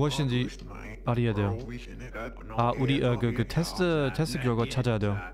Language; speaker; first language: Korean; non-native, fluent; German